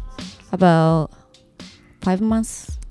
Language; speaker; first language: English; non-native, learner; Japanese